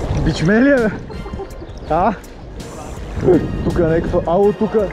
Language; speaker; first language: Bulgarian; native; Bulgarian